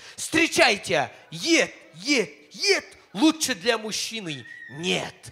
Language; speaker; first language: Russian; non-native, local second language; Kazakh